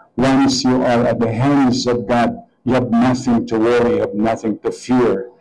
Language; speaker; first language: English; non-native, local second language; Hiligaynon